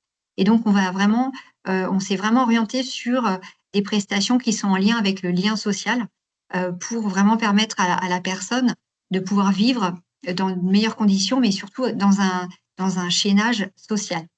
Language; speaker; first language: French; native; French